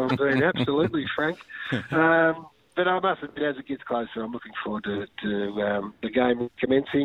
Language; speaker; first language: English; native; English